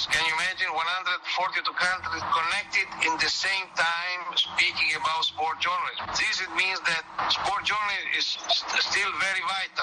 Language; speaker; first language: English; non-native, fluent; Italian